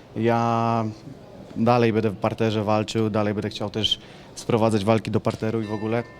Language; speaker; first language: Polish; native; Polish